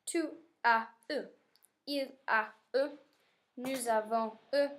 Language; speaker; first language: French; non-native, learner; English